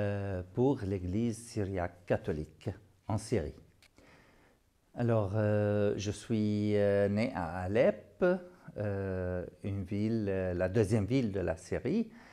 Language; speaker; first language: French; non-native, local second language; Arabic